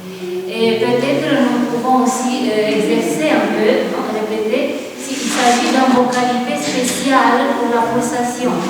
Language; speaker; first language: French; non-native, fluent; Italian